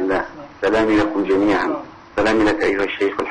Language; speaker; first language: Arabic; native; Arabic